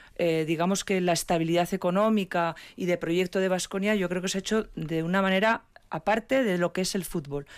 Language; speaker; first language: Spanish; native; Spanish